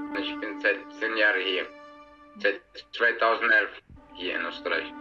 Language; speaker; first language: German; non-native, learner; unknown